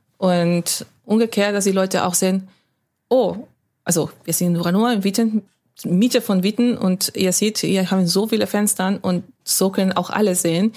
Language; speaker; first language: German; non-native, fluent; Spanish